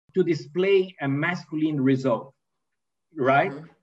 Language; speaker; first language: English; non-native, fluent; Portuguese